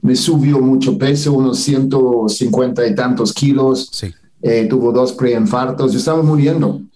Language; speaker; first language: Spanish; non-native, fluent; English